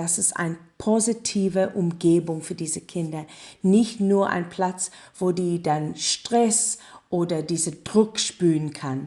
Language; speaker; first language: German; non-native, learner; English